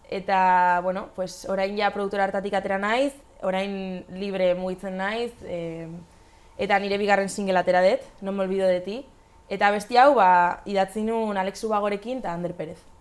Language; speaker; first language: Basque; non-native, local second language; Spanish